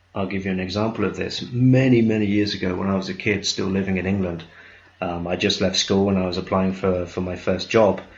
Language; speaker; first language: English; native; English